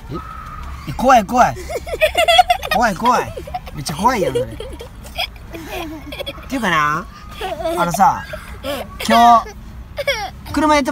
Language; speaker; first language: Japanese; native; Japanese